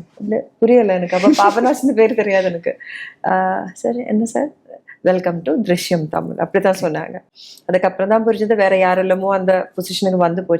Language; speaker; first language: Tamil; non-native, learner; Malayalam